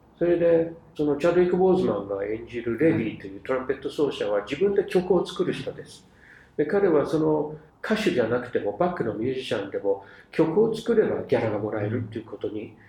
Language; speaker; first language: Japanese; non-native, fluent; English